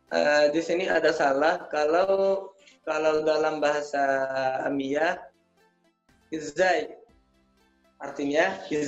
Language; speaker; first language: Indonesian; non-native, learner; Arabic